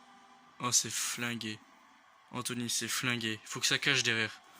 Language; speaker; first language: French; native; French